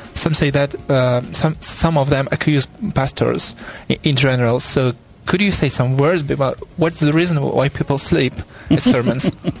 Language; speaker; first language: English; non-native, fluent; Ukrainian